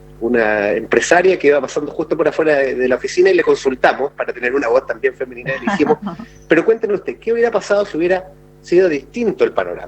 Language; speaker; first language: Spanish; native; Spanish